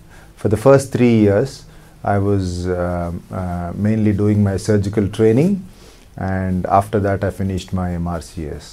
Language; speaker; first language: English; non-native, local second language; Telugu